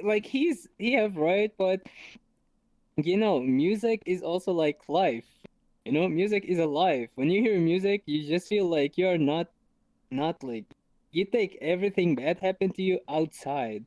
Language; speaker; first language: English; non-native, fluent; Arabic